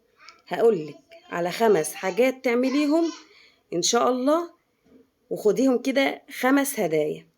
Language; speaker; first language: Arabic; native; Arabic